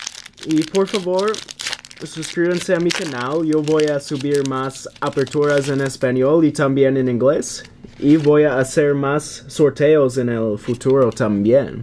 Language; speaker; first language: Spanish; non-native, learner; English